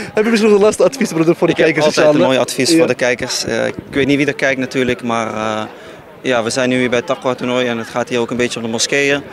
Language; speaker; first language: Dutch; native; Dutch